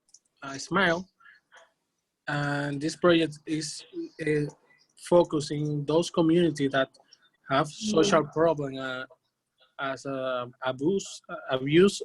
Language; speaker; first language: English; non-native, learner; Spanish